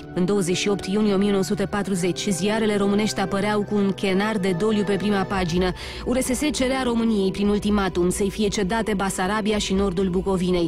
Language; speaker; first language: Romanian; native; Romanian